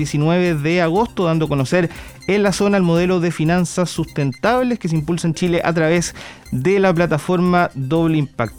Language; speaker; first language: Spanish; native; Spanish